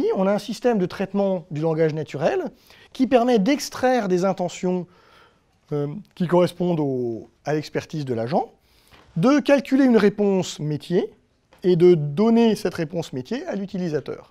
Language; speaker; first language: French; native; French